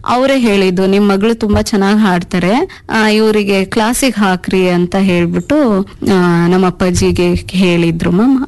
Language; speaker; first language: Kannada; non-native, local second language; Urdu